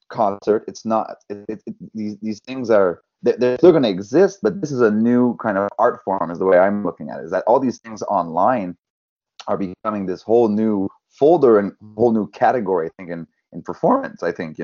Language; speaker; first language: English; non-native, fluent; French